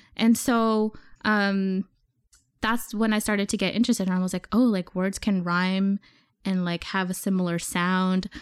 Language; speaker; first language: English; early bilingual, other home language; Urdu